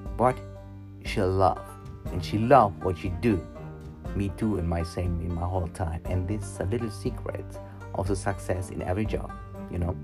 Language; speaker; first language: English; non-native, learner; German